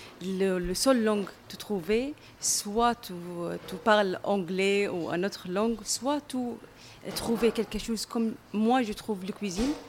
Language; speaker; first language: French; non-native, learner; Arabic